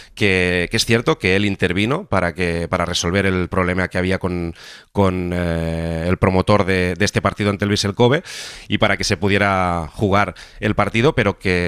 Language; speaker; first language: Spanish; native; Spanish